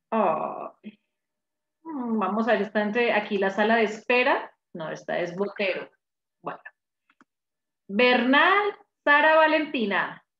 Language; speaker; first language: Spanish; native; Spanish